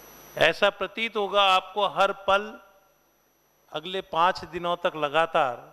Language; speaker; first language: Hindi; native; Hindi